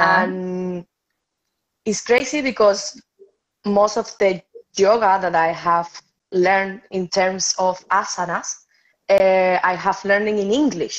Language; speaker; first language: English; non-native, fluent; Spanish